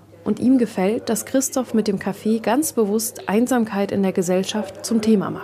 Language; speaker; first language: German; native; German